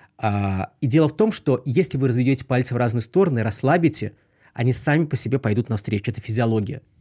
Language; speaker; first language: Russian; native; Russian